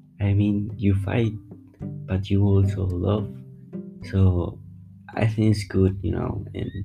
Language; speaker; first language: English; non-native, fluent; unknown